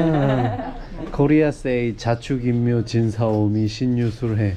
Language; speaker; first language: Korean; native; Korean